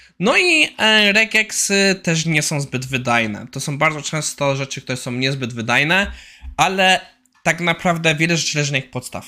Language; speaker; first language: Polish; native; Polish